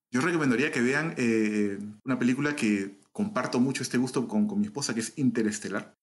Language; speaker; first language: Spanish; native; Spanish